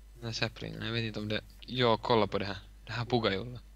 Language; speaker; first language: Swedish; non-native, local second language; Finnish